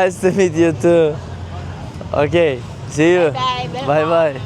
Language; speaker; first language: English; non-native, learner; Turkish